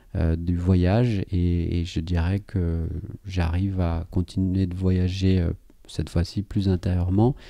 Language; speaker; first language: French; native; French